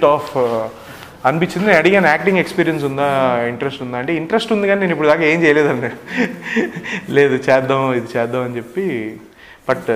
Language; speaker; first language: Telugu; native; Telugu